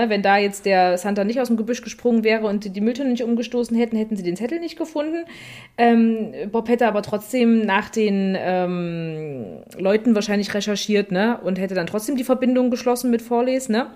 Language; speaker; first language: German; native; German